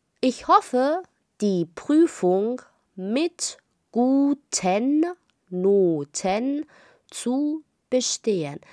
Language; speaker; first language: German; non-native, fluent; Persian